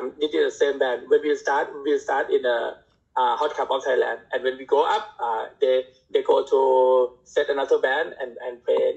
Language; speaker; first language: English; non-native, learner; Thai